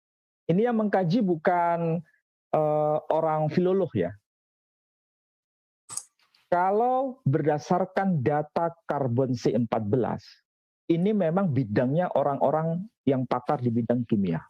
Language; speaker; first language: Indonesian; native; Indonesian